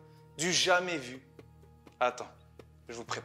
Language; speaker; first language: French; native; French